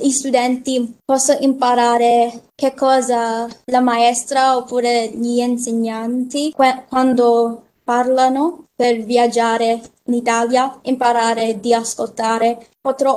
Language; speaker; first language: Italian; early bilingual, heritage; English